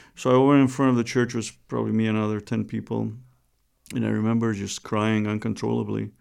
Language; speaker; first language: English; non-native, fluent; Romanian